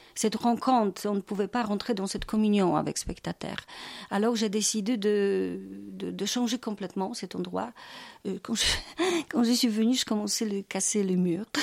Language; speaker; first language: French; non-native, fluent; Polish